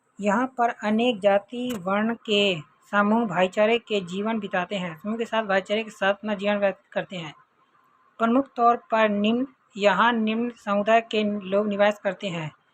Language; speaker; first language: Hindi; native; Hindi